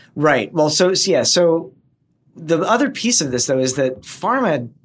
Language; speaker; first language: English; native; English